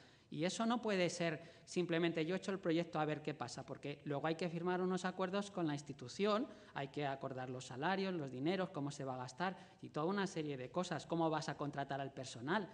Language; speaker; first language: Spanish; native; Spanish